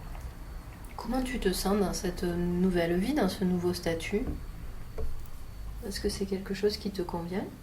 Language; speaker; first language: French; native; French